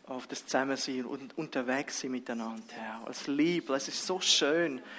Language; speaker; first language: German; early bilingual, other home language; Russian